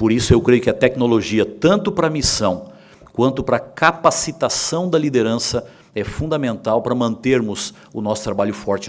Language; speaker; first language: Portuguese; native; Portuguese